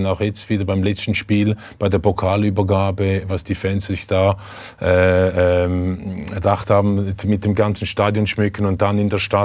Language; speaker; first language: German; native; German